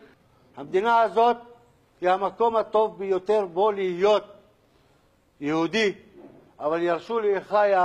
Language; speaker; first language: Hebrew; non-native, local second language; Arabic